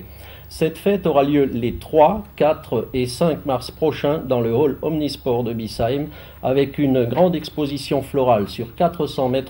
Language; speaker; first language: French; native; French